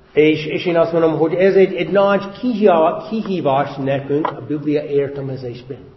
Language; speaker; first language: Hungarian; non-native, fluent; English